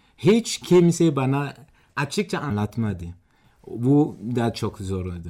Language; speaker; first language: Turkish; non-native, learner; Swahili